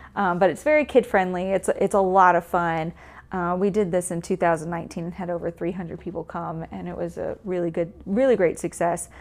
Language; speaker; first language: English; native; English